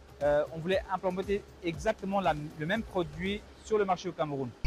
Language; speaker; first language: French; non-native, local second language; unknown